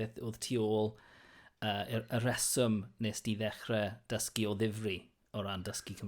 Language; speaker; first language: Welsh; non-native, local second language; English